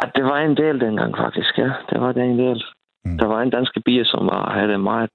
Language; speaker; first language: Danish; non-native, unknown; Estonian